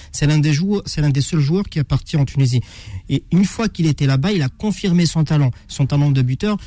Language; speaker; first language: French; non-native, local second language; Arabic